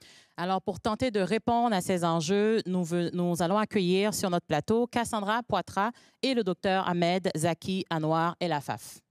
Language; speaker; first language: French; native; French